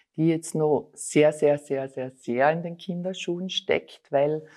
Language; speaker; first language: German; native; German